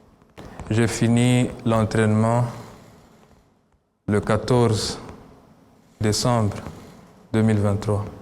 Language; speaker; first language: French; non-native, local second language; Kinyarwanda